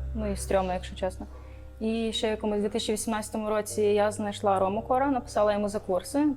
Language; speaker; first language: Ukrainian; non-native, local second language; Romanian